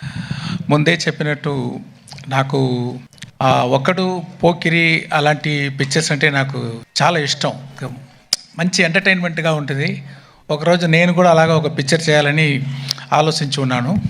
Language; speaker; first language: Telugu; non-native, local second language; Tamil